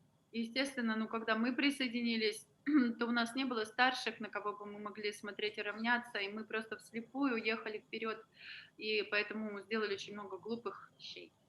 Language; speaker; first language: Russian; native; Russian